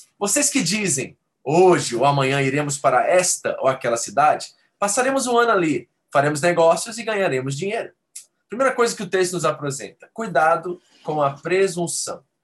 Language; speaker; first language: Portuguese; native; Portuguese